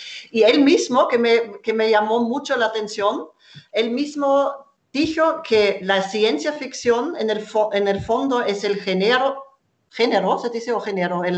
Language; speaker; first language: Spanish; non-native, fluent; German